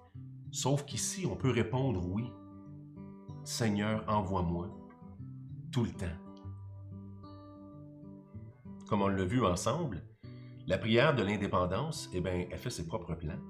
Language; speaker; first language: French; native; French